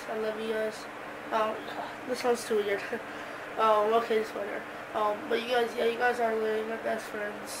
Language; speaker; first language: English; native; English